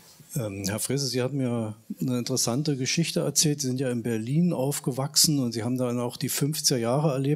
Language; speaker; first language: German; native; German